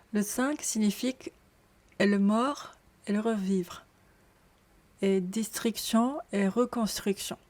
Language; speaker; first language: French; non-native, learner; Japanese